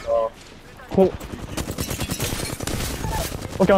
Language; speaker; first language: Japanese; native; Japanese